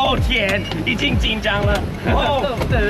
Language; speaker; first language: Chinese; non-native, fluent; English